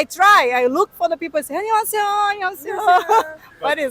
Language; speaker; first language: English; non-native, learner; Portuguese